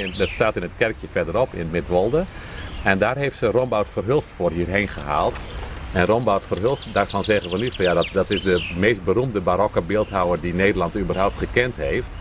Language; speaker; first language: Dutch; native; Dutch